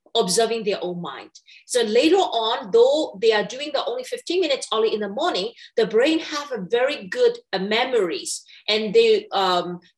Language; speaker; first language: English; non-native, fluent; Burmese